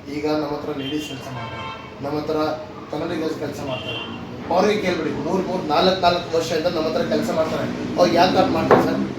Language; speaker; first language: Kannada; non-native, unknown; Hindi